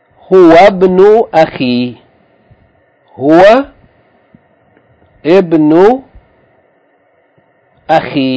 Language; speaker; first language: Arabic; non-native, fluent; English